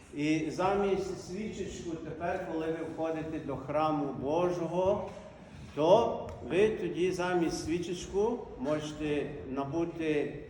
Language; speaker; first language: Ukrainian; native; Ukrainian